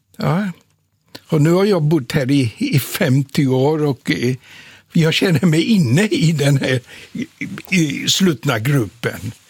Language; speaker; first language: Swedish; non-native, fluent; Polish